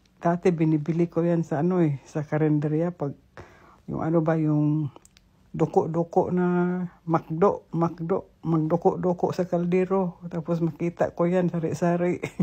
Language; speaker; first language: Filipino; non-native, local second language; Cebuano